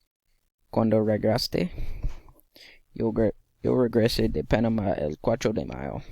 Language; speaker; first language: Spanish; non-native, learner; English